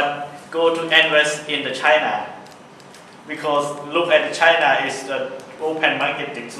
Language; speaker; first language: English; non-native, learner; Thai